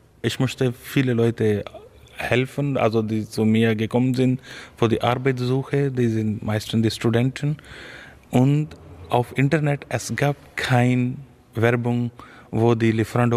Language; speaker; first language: German; non-native, learner; Urdu